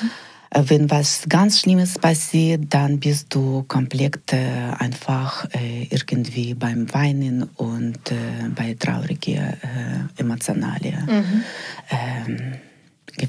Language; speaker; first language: German; non-native, fluent; Ukrainian